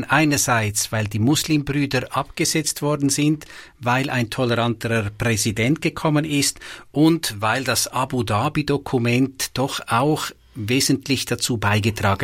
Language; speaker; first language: German; native; German